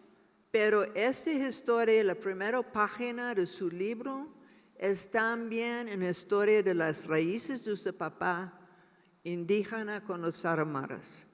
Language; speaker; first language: Spanish; non-native, learner; English